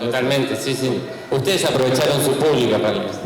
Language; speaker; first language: Spanish; native; Spanish